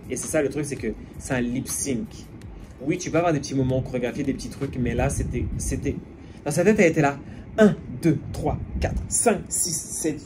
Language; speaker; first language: French; native; French